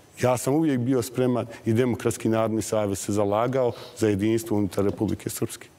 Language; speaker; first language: Serbian; native; Serbian